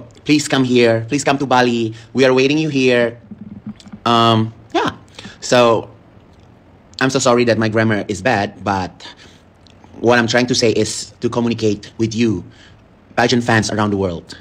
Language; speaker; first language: English; non-native, learner; Indonesian